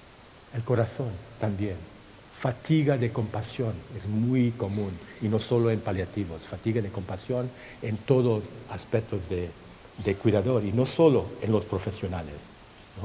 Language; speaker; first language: Spanish; non-native, fluent; Thai